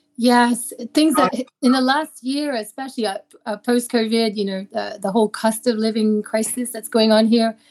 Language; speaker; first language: English; native; English